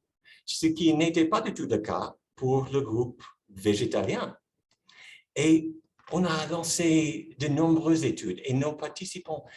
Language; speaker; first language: French; non-native, fluent; English